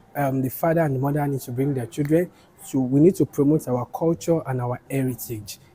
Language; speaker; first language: English; non-native, local second language; Yoruba